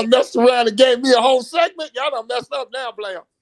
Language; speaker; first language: English; native; English